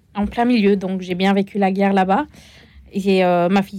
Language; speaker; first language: French; non-native, fluent; Arabic